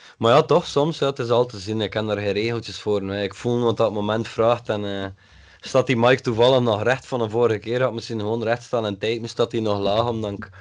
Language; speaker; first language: Dutch; native; Dutch